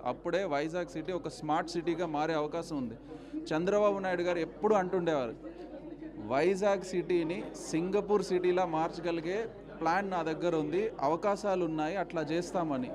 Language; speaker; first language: Telugu; native; Telugu